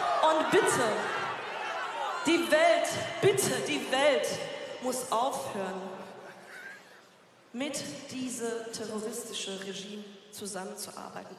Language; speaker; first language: German; non-native, fluent; Persian